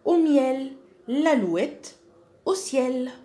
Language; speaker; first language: French; non-native, local second language; Arabic